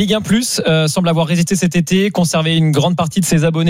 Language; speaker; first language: French; native; French